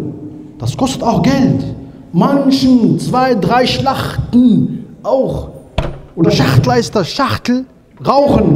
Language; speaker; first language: German; non-native, learner; Arabic